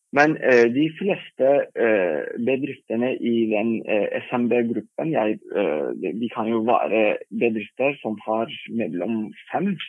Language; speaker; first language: Norwegian; non-native, fluent; Turkish